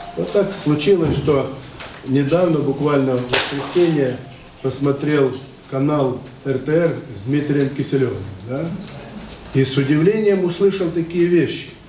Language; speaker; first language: Russian; non-native, local second language; Ukrainian